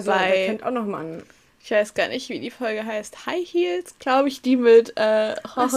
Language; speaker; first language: German; native; German